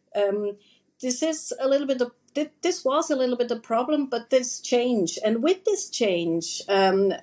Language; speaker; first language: English; non-native, fluent; German